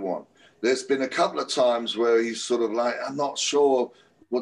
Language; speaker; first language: English; native; English